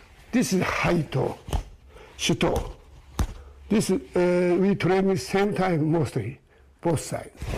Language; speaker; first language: English; non-native, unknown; Japanese